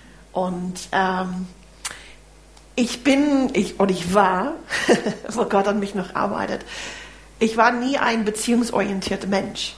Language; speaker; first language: German; non-native, fluent; English